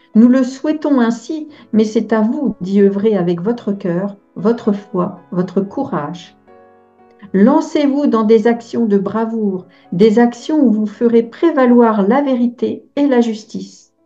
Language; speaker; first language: French; native; French